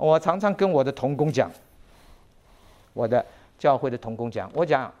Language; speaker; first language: Chinese; native; Chinese